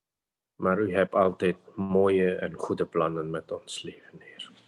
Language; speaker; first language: Dutch; non-native, fluent; Indonesian